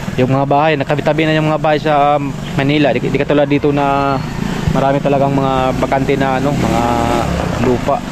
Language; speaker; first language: Filipino; non-native, local second language; Cebuano